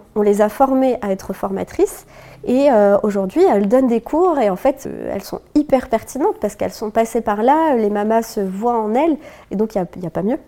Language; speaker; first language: French; native; French